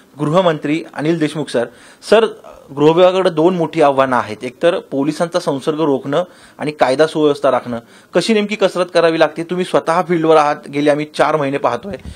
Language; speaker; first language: Marathi; native; Marathi